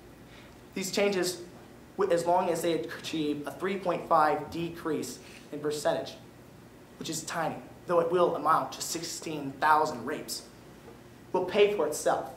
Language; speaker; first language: English; native; English